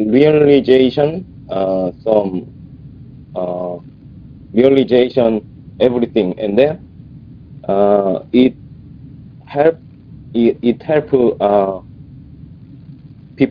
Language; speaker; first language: English; non-native, learner; Korean